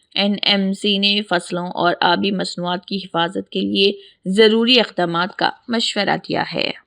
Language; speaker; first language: Urdu; native; Urdu